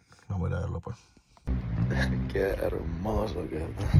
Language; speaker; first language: Spanish; native; Spanish